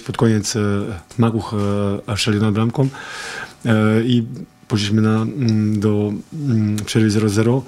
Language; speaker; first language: Polish; non-native, fluent; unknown